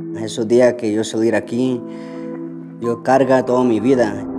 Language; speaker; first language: Spanish; early bilingual, heritage; Spanish